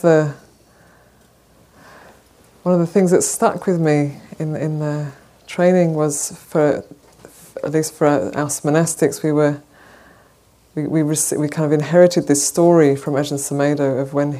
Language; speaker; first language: English; native; English